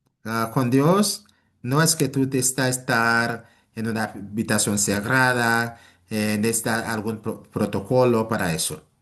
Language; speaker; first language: Spanish; non-native, fluent; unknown